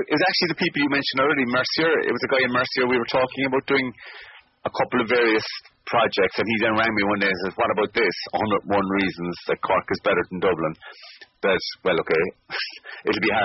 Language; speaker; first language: English; native; English